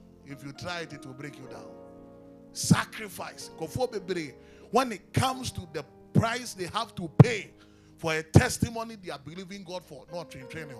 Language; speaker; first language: English; non-native, local second language; Akan